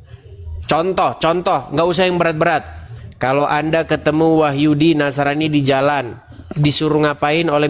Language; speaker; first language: Indonesian; native; Indonesian